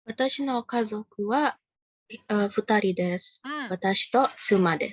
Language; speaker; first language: Japanese; non-native, learner; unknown